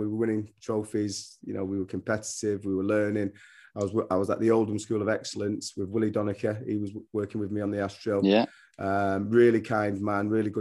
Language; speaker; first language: English; native; English